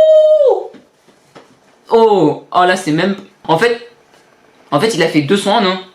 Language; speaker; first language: French; native; French